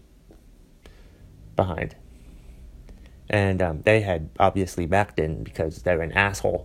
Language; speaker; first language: English; native; English